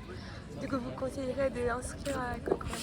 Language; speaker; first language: French; non-native, fluent; Korean